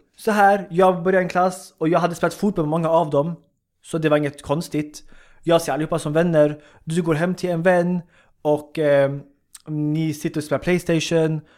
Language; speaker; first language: Swedish; early bilingual, other home language; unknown